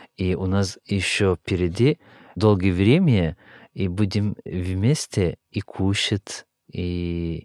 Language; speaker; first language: Russian; non-native, fluent; Turkish